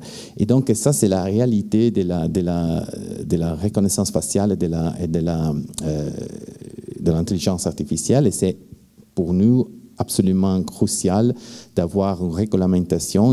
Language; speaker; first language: French; non-native, fluent; Italian